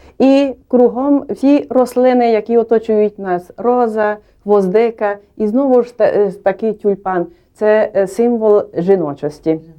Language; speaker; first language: Ukrainian; non-native, local second language; Hungarian